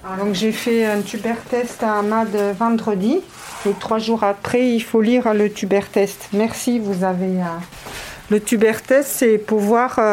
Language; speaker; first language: French; native; French